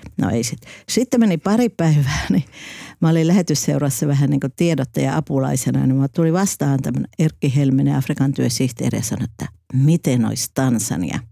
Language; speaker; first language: Finnish; native; Finnish